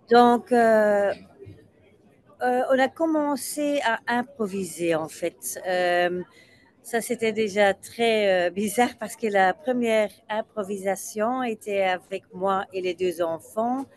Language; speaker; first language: French; non-native, local second language; Dutch